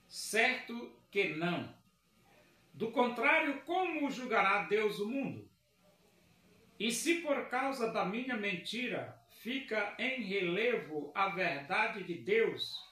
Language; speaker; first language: Portuguese; native; Portuguese